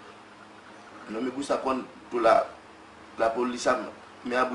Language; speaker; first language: Spanish; non-native, learner; Haitian Creole